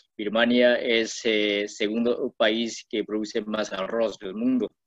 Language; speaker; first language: Spanish; non-native, learner; Burmese